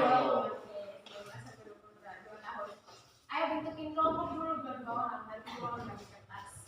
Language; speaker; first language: Indonesian; native; Indonesian